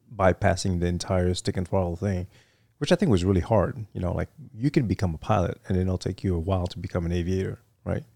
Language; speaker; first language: English; non-native, fluent; French